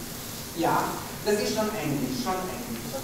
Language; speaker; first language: German; non-native, fluent; Italian